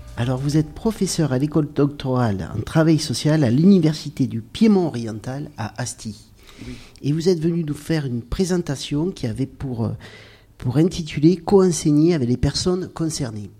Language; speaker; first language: French; native; French